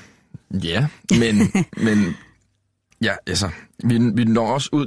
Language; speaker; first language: Danish; native; Danish